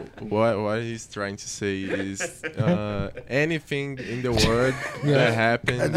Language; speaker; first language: English; non-native, fluent; Portuguese